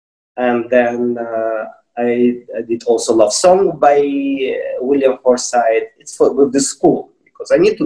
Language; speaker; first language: English; non-native, fluent; Russian